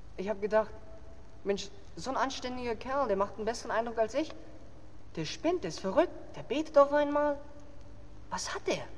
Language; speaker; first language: German; native; German